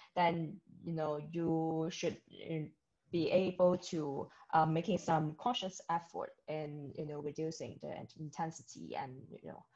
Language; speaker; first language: English; non-native, local second language; Cantonese